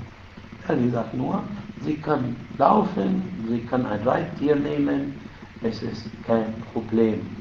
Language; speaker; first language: German; non-native, fluent; Arabic